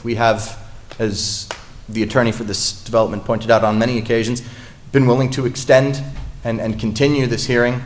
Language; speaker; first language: English; native; English